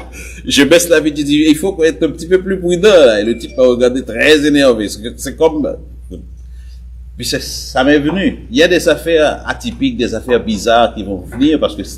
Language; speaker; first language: French; native; French